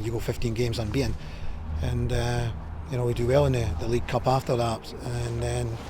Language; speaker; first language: English; native; English